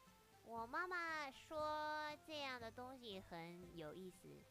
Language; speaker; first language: Chinese; early bilingual, heritage; Chinese